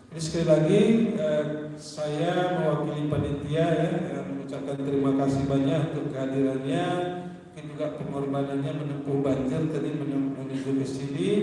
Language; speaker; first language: Indonesian; native; Indonesian